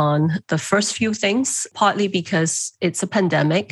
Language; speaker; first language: English; non-native, local second language; Cantonese